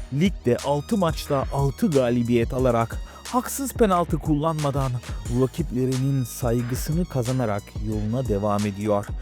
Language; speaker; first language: Turkish; native; Turkish